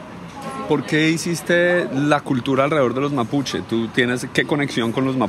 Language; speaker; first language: Spanish; native; Spanish